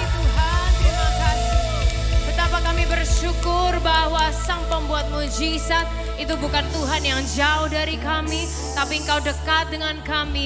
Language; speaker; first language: Indonesian; native; Indonesian